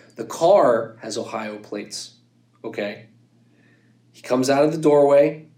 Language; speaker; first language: English; native; English